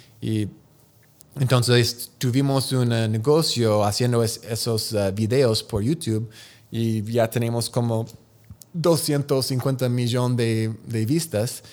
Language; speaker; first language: Spanish; non-native, learner; English